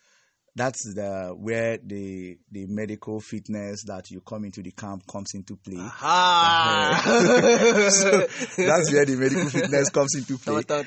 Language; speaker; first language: English; non-native, local second language; Igbo